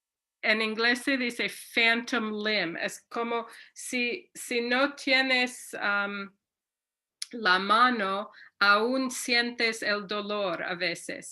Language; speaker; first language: Spanish; non-native, fluent; English